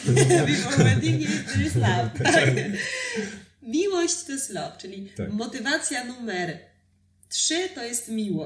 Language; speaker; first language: Polish; native; Polish